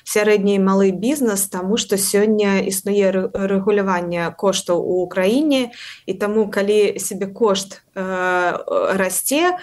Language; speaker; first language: Belarusian; non-native, local second language; Russian